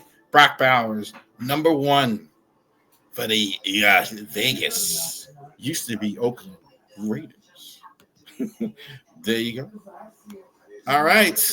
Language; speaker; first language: English; native; English